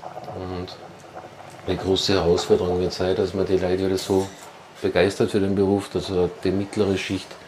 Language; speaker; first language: German; native; German